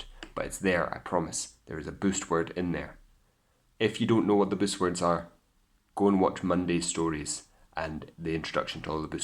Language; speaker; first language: English; native; English